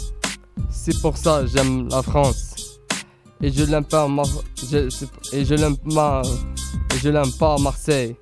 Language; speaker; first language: French; non-native, learner; Arabic